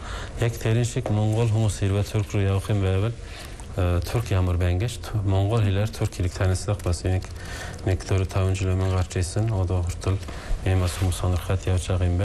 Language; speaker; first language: Mongolian; non-native, fluent; Turkish